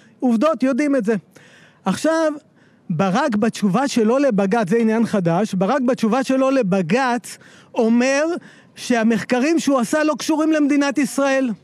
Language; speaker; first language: Hebrew; native; Hebrew